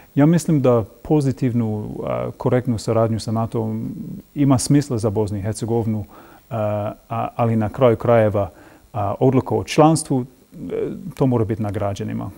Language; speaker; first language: Croatian; non-native, fluent; English